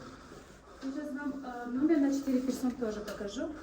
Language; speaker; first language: Russian; native; Russian